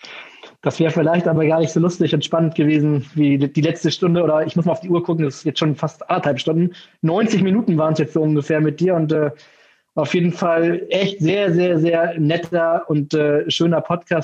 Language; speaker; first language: German; native; German